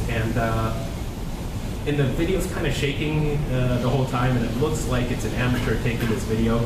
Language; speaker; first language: English; native; English